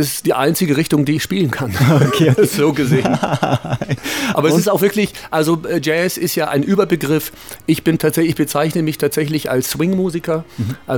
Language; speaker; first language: German; native; German